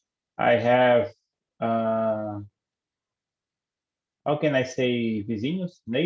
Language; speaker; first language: English; non-native, learner; Portuguese